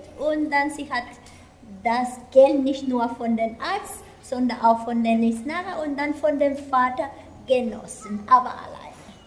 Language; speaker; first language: German; non-native, fluent; Spanish